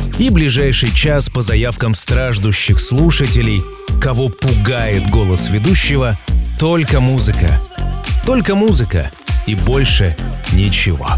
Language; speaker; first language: Russian; native; Russian